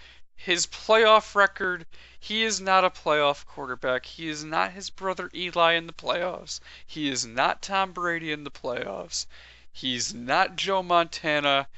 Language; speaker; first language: English; native; English